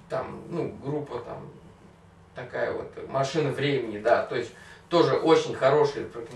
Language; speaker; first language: Russian; native; Russian